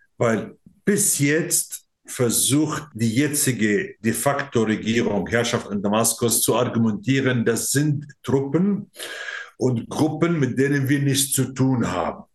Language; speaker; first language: German; non-native, fluent; Arabic